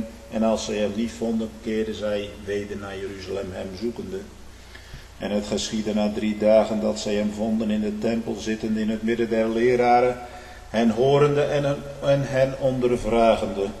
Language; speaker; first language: Dutch; native; Dutch